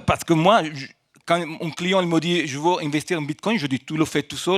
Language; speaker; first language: French; non-native, fluent; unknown